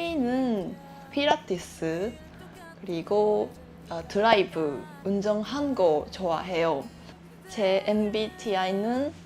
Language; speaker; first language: Korean; non-native, learner; Japanese